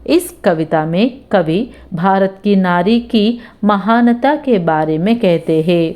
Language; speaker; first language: Hindi; non-native, local second language; Telugu